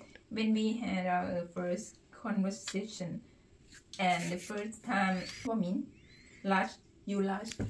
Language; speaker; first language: English; non-native, learner; Thai